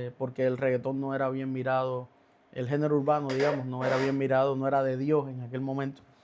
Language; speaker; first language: Spanish; native; Spanish